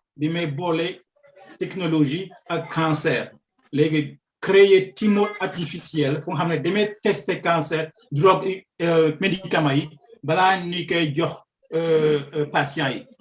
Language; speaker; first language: Wolof; non-native, local second language; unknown